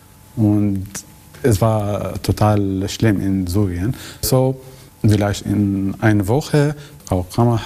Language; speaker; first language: German; non-native, learner; Arabic